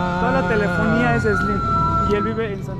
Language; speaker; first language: Spanish; native; Spanish